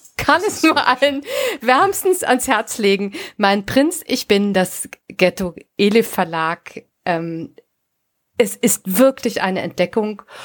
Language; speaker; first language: German; native; German